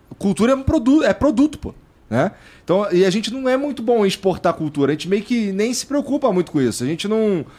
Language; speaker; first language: Portuguese; native; Portuguese